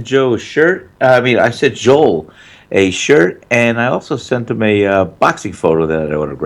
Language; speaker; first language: English; native; English